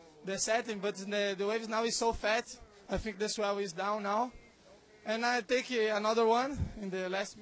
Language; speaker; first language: English; non-native, learner; Portuguese